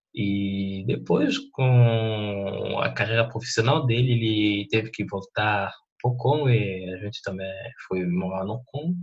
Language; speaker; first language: Portuguese; non-native, fluent; French